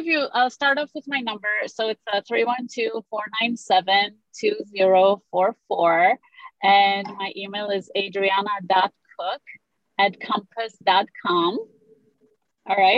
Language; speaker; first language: English; non-native, fluent; Romanian